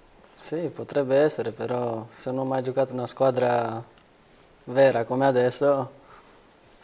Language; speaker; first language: Italian; non-native, fluent; Romanian